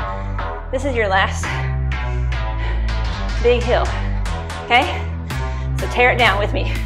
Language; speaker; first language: English; native; English